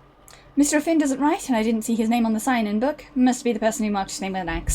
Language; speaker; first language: English; native; English